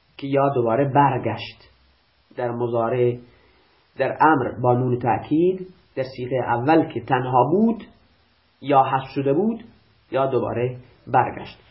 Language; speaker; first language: Persian; non-native, local second language; Baluchi